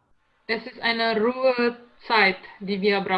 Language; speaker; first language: German; non-native, learner; Indonesian